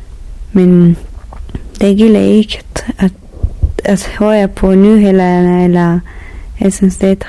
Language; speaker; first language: Danish; non-native, learner; Persian